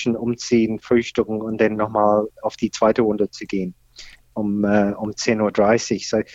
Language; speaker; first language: German; non-native, fluent; English